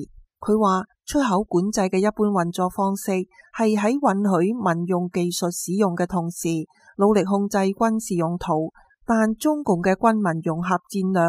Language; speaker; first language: Chinese; non-native, local second language; Cantonese